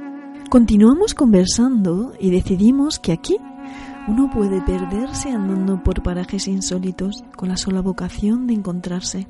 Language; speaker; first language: Spanish; native; Spanish